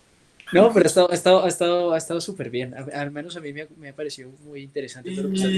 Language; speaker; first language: Spanish; native; Spanish